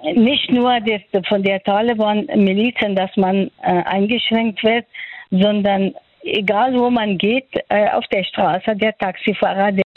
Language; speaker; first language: German; non-native, fluent; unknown